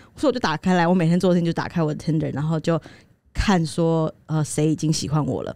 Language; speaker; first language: Chinese; native; Chinese